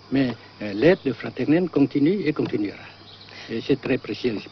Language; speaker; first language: French; non-native, local second language; Vietnamese